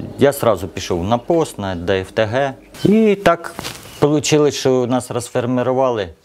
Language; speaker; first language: Ukrainian; early bilingual, other home language; Russian